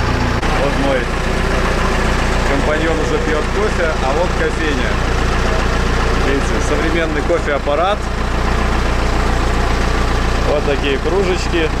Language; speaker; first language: Russian; native; Russian